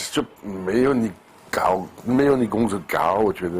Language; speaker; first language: Chinese; non-native, fluent; French